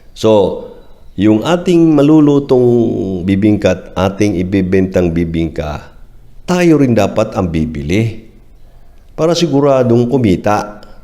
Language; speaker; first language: Filipino; non-native, local second language; Cebuano